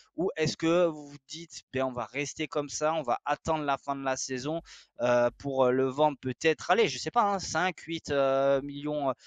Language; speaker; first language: French; native; French